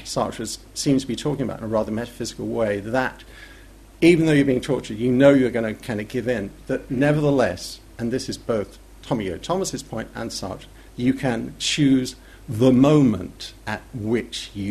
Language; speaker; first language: English; native; English